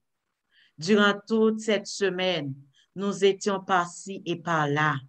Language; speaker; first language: French; non-native, local second language; Haitian Creole